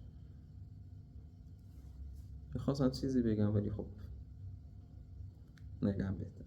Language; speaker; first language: Persian; native; Persian